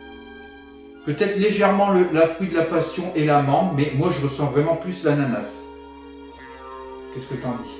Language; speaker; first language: French; native; French